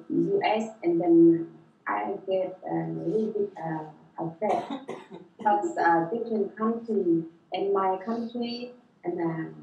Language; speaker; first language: English; non-native, learner; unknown